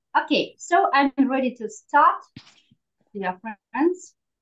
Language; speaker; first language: English; non-native, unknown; Russian